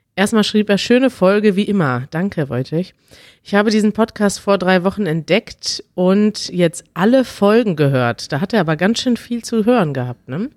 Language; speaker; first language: German; native; German